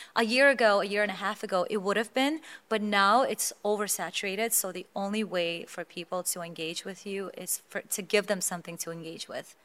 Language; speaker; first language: English; non-native, fluent; Azerbaijani